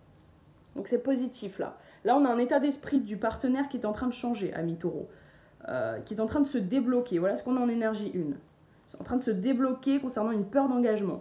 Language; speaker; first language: French; native; French